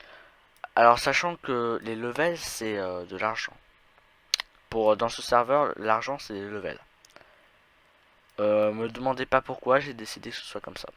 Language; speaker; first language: French; native; French